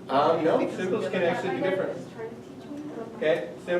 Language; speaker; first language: English; native; English